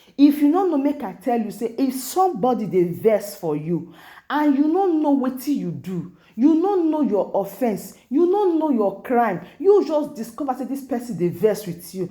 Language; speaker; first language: Nigerian Pidgin; non-native, local second language; Igbo